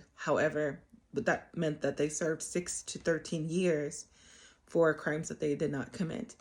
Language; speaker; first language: English; native; English